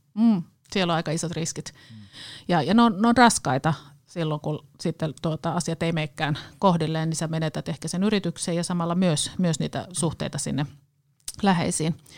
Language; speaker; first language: Finnish; native; Finnish